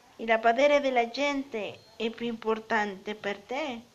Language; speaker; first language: Italian; non-native, learner; Spanish